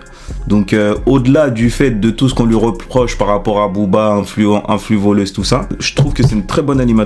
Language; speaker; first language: French; native; French